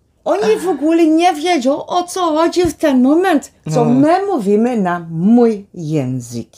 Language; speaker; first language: Polish; non-native, learner; Dutch